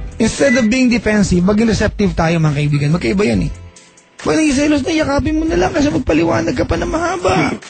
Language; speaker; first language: Filipino; native; Filipino